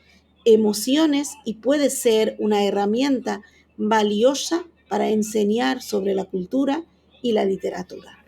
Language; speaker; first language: Spanish; non-native, fluent; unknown